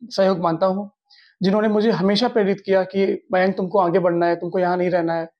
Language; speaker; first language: Hindi; native; Hindi